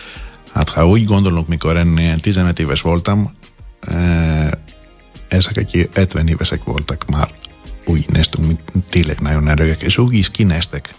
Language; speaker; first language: Hungarian; non-native, fluent; Greek